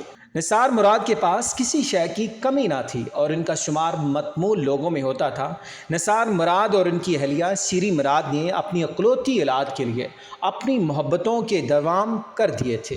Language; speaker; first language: Urdu; native; Urdu